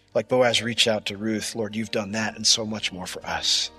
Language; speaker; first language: English; native; English